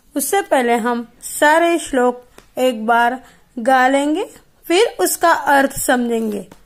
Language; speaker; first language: Hindi; non-native, local second language; Gujarati